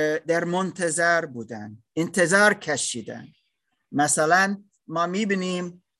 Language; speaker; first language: Persian; non-native, fluent; English